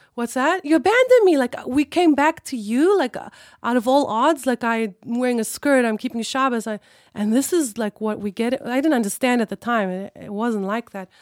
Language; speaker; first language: English; early bilingual, other home language; Hebrew